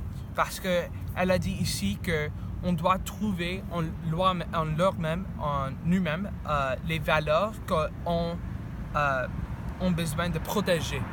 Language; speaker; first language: French; non-native, learner; English